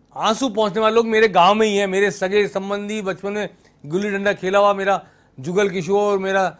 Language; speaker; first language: Hindi; native; Hindi